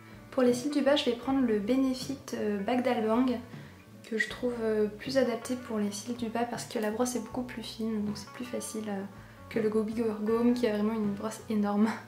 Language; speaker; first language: French; native; French